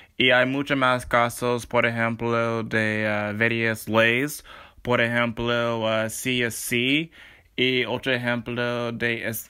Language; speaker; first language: Spanish; non-native, learner; English